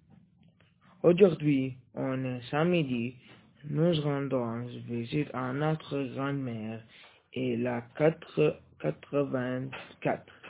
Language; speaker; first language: French; non-native, learner; Arabic